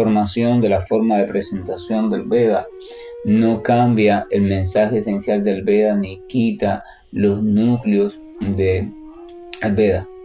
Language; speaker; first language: Spanish; native; Spanish